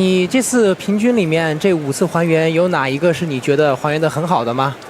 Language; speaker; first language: Chinese; native; Chinese